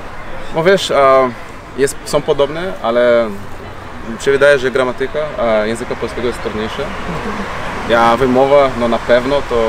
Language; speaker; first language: Polish; non-native, fluent; Portuguese